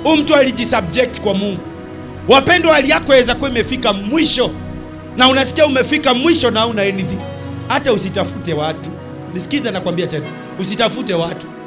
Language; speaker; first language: Swahili; native; Swahili